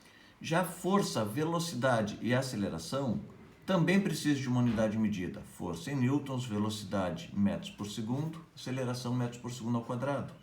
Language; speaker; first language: Portuguese; native; Portuguese